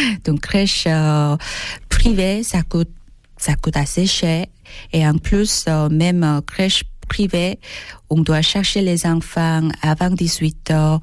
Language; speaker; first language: French; non-native, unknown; Korean